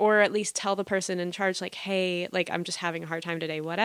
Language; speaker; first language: English; native; English